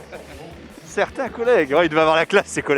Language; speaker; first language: French; native; French